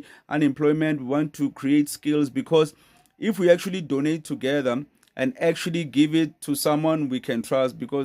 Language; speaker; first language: English; non-native, local second language; Zulu